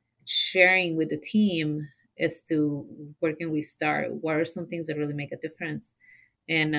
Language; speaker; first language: English; non-native, fluent; Spanish